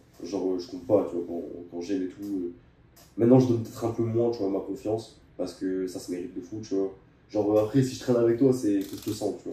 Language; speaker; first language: French; native; French